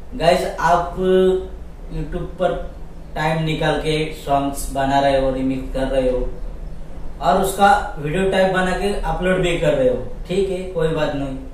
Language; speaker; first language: Hindi; non-native, local second language; Marathi